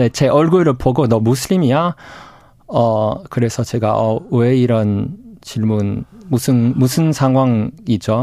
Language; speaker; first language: Korean; non-native, fluent; English